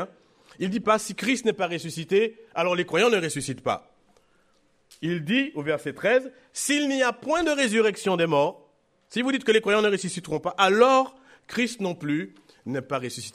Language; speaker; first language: French; native; French